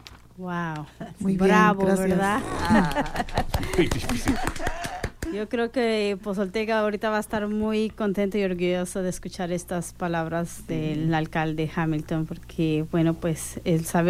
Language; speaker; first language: Spanish; native; Spanish